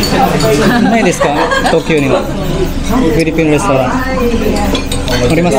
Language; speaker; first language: Japanese; non-native, learner; Indonesian